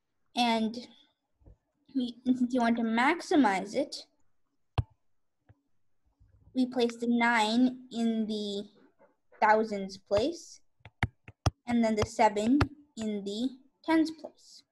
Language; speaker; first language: English; native; English